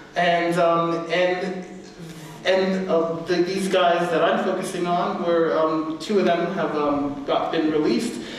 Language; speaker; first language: English; native; English